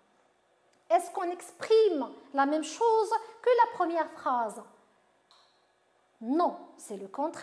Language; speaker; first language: French; non-native, local second language; Arabic